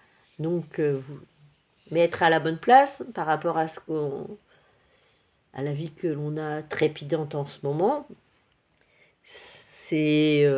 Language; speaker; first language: French; native; French